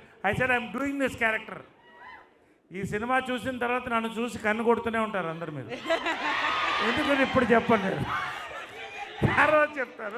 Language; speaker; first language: Telugu; native; Telugu